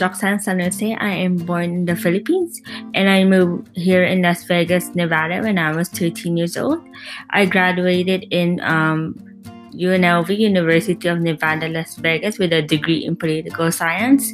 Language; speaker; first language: English; non-native, local second language; Filipino